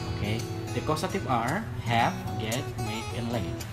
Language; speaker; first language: English; non-native, fluent; Indonesian